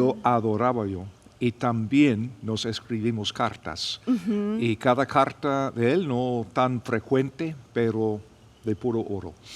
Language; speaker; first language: Spanish; non-native, fluent; English